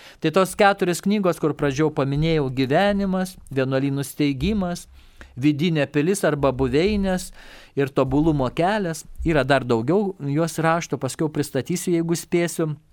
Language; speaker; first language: Lithuanian; native; Lithuanian